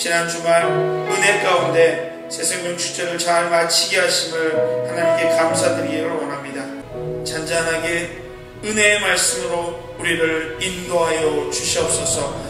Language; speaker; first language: Korean; native; Korean